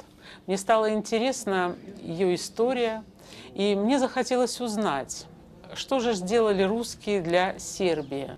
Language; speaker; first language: Russian; native; Russian